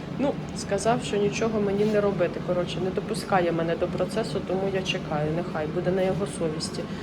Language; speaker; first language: Ukrainian; non-native, local second language; Russian